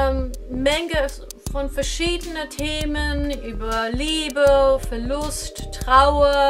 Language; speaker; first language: German; non-native, fluent; English